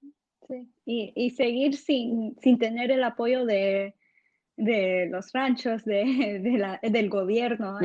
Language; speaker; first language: Spanish; early bilingual, heritage; English